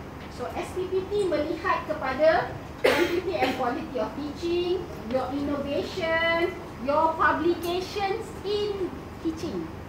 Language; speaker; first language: English; non-native, local second language; Malay